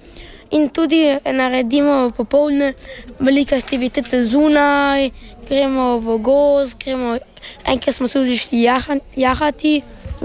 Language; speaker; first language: Slovenian; early bilingual, heritage; Italian